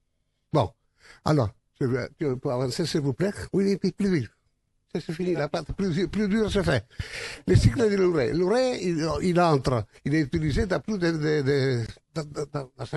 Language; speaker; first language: French; non-native, learner; Italian